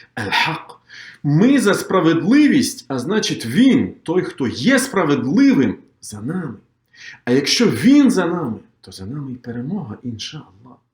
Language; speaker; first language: Ukrainian; non-native, local second language; Crimean Tatar